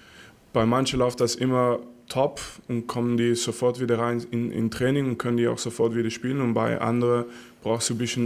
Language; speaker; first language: German; non-native, fluent; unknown